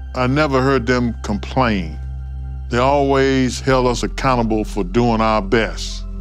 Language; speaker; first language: English; native; English